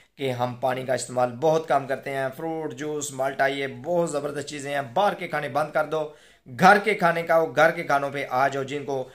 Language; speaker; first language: Urdu; non-native, local second language; Punjabi